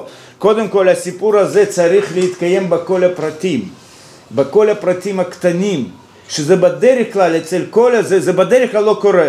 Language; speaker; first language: Hebrew; non-native, fluent; Russian